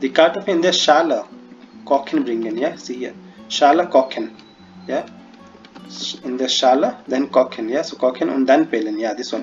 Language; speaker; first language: German; non-native, fluent; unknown